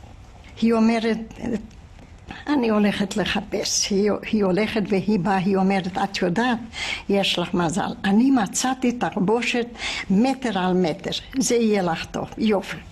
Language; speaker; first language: Hebrew; non-native, fluent; Hungarian